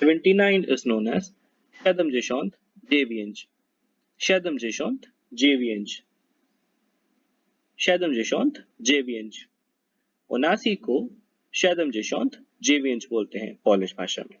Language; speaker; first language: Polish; non-native, learner; Hindi